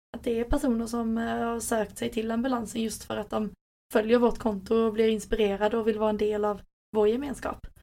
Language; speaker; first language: Swedish; native; Swedish